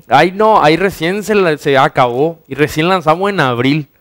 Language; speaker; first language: Spanish; native; Spanish